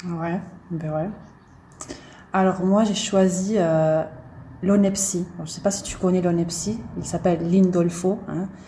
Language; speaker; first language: French; native; French